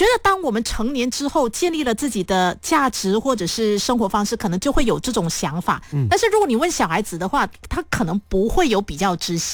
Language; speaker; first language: Chinese; native; Chinese